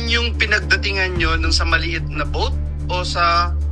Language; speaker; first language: Filipino; native; Filipino